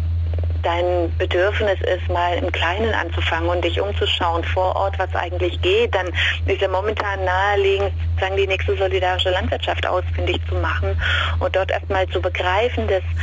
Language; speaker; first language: German; native; German